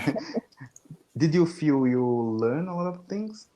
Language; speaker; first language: English; non-native, fluent; Portuguese